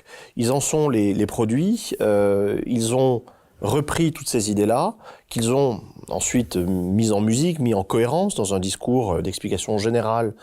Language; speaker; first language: French; native; French